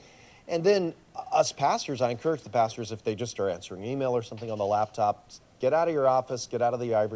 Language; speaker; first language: English; early bilingual, other home language; Swiss German